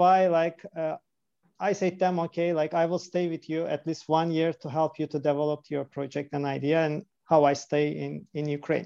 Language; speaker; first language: English; non-native, fluent; Turkish